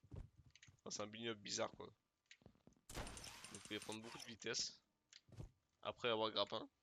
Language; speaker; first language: French; native; French